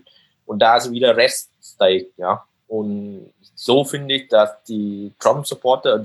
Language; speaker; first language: German; non-native, fluent; Vietnamese